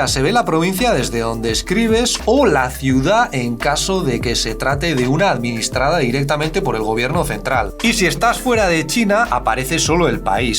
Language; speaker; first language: Spanish; native; Spanish